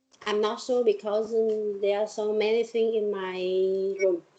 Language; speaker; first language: English; non-native, learner; Vietnamese